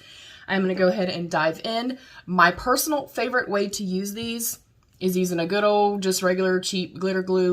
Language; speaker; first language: English; native; English